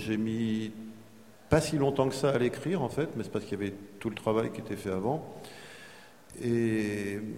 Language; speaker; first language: French; native; French